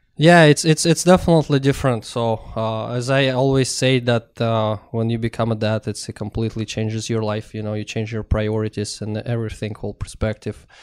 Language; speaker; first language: English; non-native, fluent; Russian